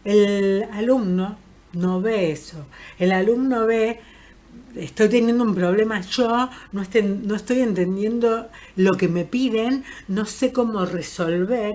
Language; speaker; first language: Spanish; native; Spanish